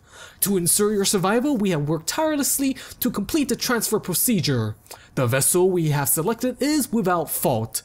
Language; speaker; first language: English; native; English